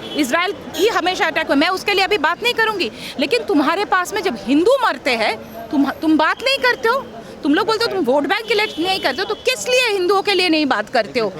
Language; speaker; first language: Hindi; non-native, local second language; Bangla